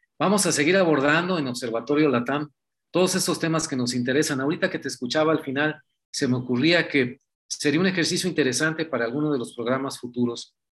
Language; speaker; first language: Spanish; native; Spanish